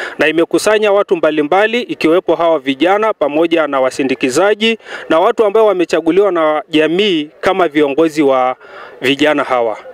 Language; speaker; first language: Swahili; non-native, local second language; Masai